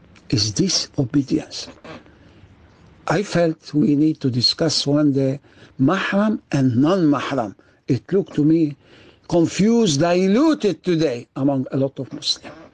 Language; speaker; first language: English; non-native, fluent; Arabic